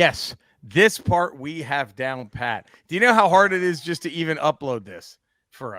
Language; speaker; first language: English; native; English